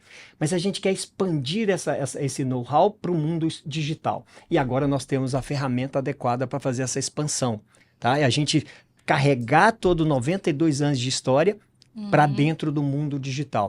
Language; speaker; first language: Portuguese; native; Portuguese